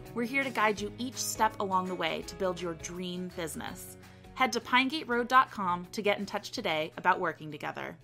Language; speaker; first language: English; native; English